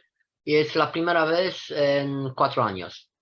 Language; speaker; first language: Spanish; non-native, fluent; Romanian